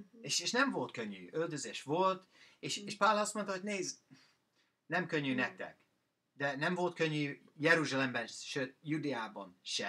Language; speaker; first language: Hungarian; non-native, learner; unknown